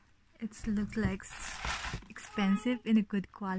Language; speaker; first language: English; non-native, fluent; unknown